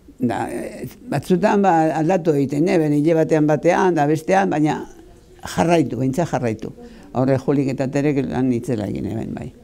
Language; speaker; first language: Basque; native; Basque